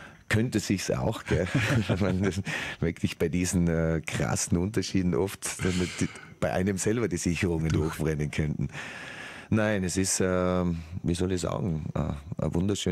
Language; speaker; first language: German; native; German